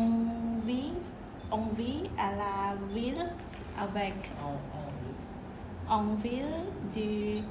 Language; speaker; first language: French; non-native, learner; Khmer